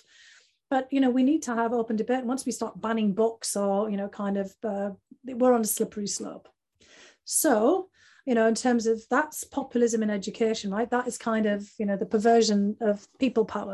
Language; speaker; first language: English; native; English